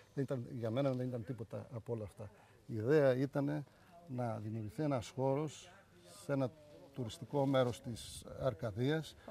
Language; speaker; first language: Greek; native; Greek